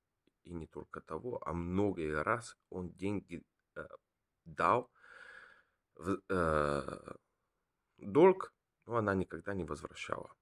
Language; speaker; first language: Russian; non-native, learner; Bulgarian